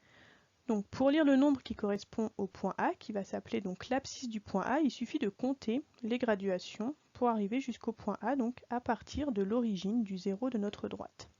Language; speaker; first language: French; native; French